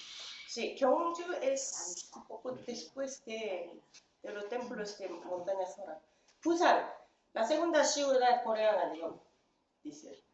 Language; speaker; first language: Spanish; non-native, fluent; Korean